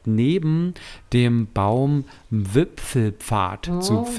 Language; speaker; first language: German; native; German